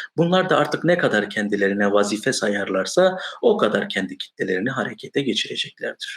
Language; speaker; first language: Turkish; non-native, local second language; Kurdish